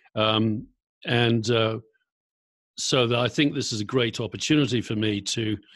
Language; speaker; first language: English; native; English